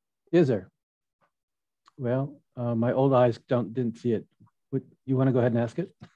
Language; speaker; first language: English; early bilingual, other home language; Spanish